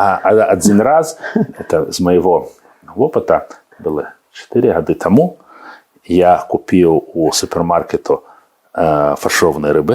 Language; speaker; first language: Belarusian; non-native, learner; Russian